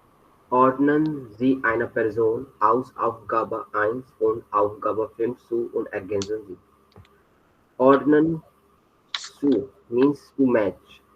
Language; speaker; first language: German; non-native, fluent; Hindi